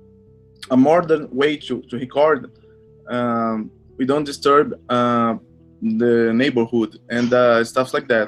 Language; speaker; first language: English; non-native, learner; Portuguese